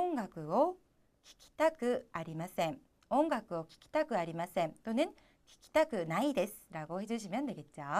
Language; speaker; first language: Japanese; non-native, fluent; Korean